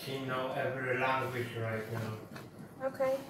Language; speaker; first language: English; non-native, learner; Indonesian